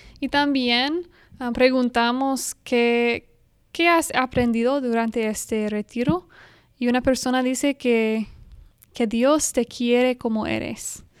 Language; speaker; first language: Spanish; non-native, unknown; English